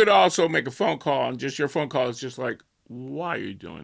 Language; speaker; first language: English; native; English